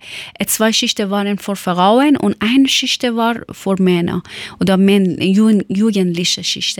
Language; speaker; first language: German; non-native, learner; Persian